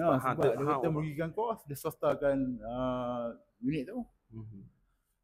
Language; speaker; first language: Malay; native; Malay